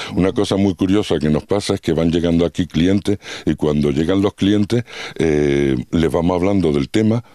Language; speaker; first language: Spanish; native; Spanish